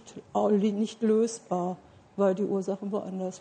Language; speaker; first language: German; native; German